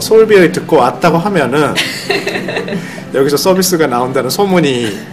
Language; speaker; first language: Korean; non-native, fluent; Japanese